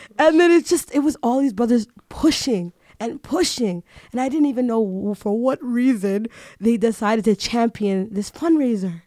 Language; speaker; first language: English; early bilingual, other home language; Somali